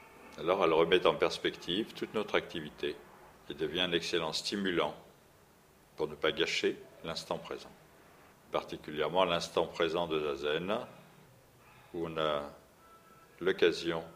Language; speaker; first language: French; native; French